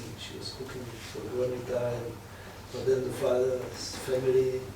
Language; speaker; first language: English; non-native, fluent; Czech